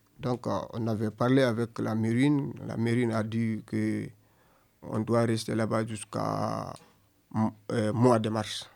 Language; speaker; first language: French; non-native, local second language; Fula